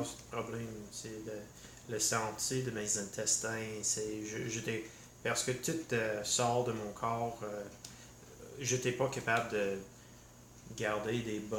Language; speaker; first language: French; non-native, learner; English